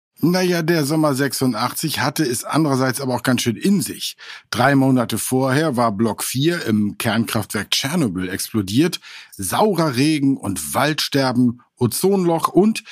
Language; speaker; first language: German; native; German